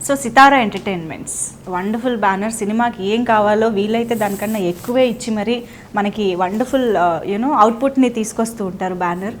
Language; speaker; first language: Telugu; native; Telugu